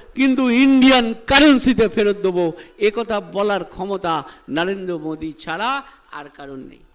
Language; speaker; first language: Bangla; native; Bangla